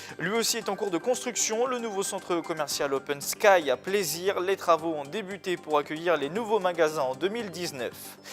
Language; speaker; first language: French; native; French